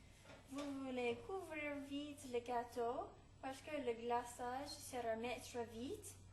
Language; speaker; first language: French; non-native, learner; English